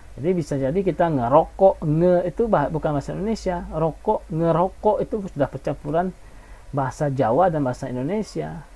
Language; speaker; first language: Indonesian; non-native, local second language; Minangkabau